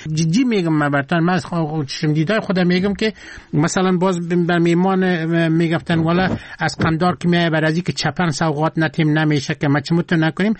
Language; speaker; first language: Persian; non-native, local second language; Turkmen